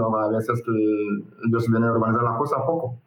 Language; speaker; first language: Spanish; non-native, learner; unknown